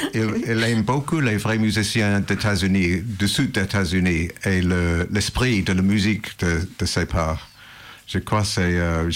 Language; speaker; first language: French; non-native, learner; English